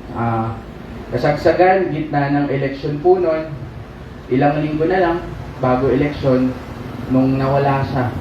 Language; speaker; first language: Filipino; non-native, local second language; Pangasinan